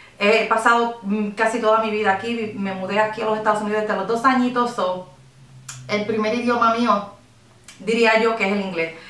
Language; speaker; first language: Spanish; early bilingual, other home language; English